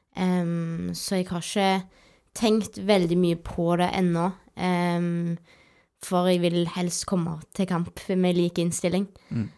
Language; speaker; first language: Norwegian; native; Norwegian